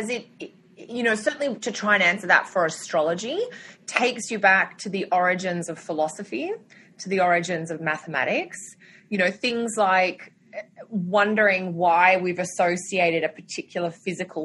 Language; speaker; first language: English; native; English